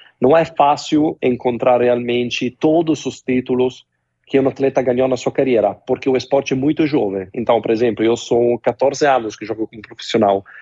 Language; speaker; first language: Portuguese; non-native, fluent; Italian